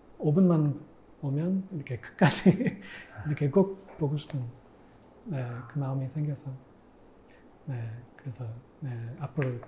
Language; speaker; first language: Korean; non-native, fluent; English